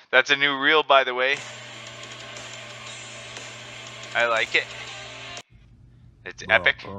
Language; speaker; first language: English; native; English